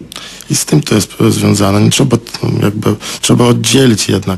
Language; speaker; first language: Polish; non-native, fluent; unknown